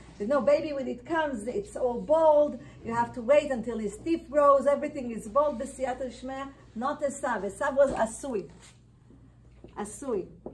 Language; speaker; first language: English; non-native, fluent; Hebrew